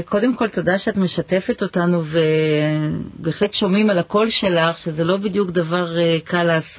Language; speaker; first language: Hebrew; native; Hebrew